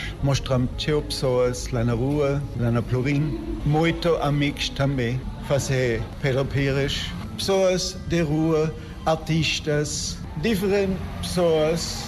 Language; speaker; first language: Portuguese; non-native, learner; German